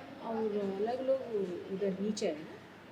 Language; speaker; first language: Hindi; non-native, local second language; Telugu